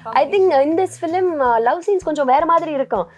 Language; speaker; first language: Tamil; non-native, learner; Telugu